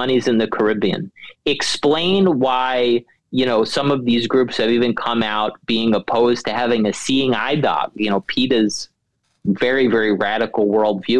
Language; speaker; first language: English; native; English